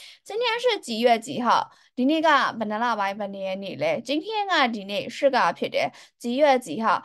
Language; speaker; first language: Chinese; native; Chinese